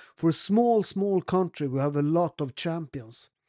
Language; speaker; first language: English; non-native, fluent; Italian